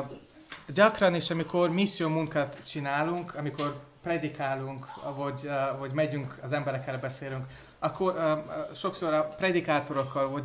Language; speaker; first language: Hungarian; non-native, learner; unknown